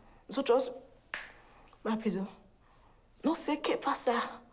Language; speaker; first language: Spanish; non-native, learner; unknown